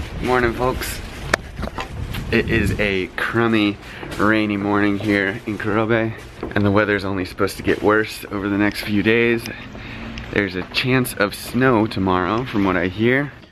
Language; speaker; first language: English; native; English